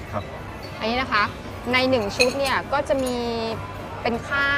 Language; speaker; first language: Thai; native; Thai